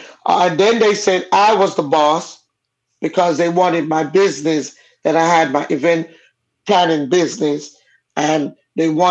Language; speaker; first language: English; non-native, local second language; Jamaican Creole English